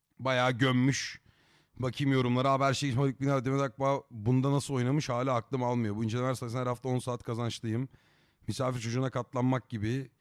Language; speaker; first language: Turkish; native; Turkish